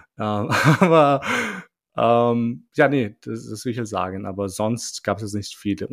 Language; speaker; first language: German; early bilingual, other home language; Albanian